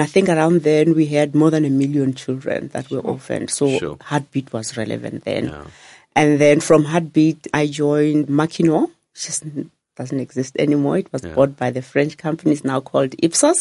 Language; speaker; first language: English; non-native, local second language; Northern Sotho